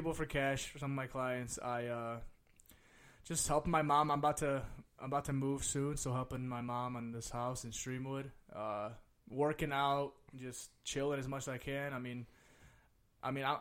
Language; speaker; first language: English; native; English